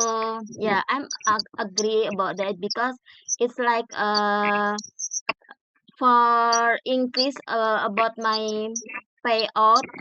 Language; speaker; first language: English; non-native, learner; Indonesian